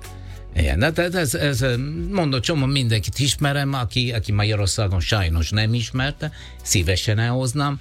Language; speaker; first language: Hungarian; non-native, learner; Italian